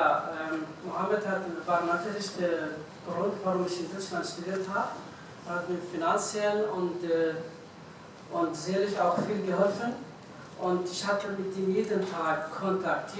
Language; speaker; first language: German; non-native, fluent; Arabic